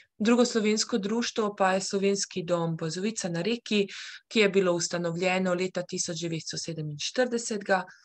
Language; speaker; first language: Slovenian; early bilingual, heritage; Slovenian